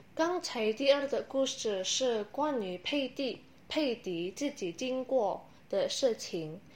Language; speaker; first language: Chinese; non-native, learner; Indonesian